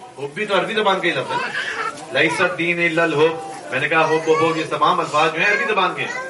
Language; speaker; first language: Urdu; native; Urdu